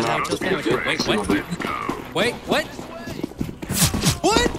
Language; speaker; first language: English; native; English